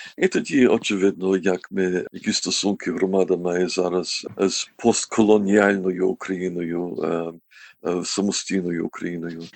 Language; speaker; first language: Ukrainian; early bilingual, heritage; Ukrainian